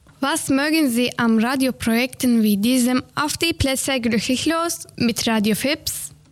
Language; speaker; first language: German; native; German